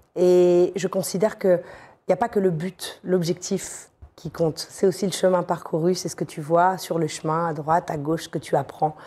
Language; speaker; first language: French; native; French